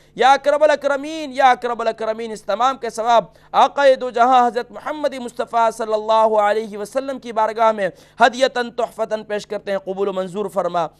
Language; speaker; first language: Urdu; native; Urdu